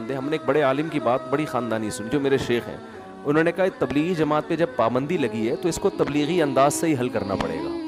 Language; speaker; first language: Urdu; native; Urdu